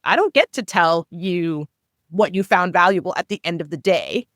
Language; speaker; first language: English; native; English